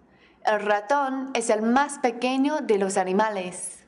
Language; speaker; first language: Spanish; non-native, fluent; English